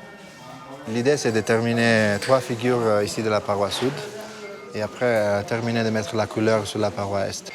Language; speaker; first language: French; non-native, fluent; Italian